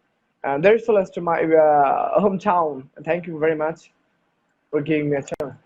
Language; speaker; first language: English; non-native, learner; Bangla